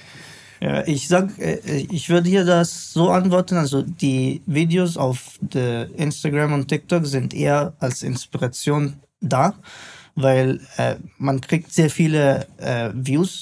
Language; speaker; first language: German; non-native, fluent; Arabic